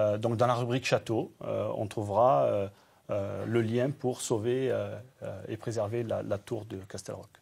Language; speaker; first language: French; native; French